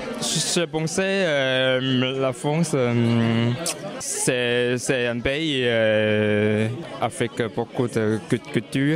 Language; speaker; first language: French; non-native, learner; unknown